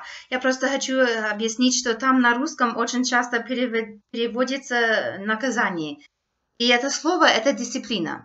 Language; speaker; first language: Russian; non-native, fluent; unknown